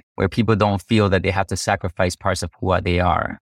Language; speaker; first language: English; native; English